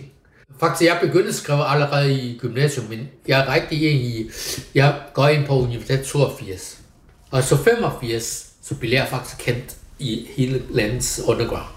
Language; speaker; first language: Danish; non-native, fluent; Chinese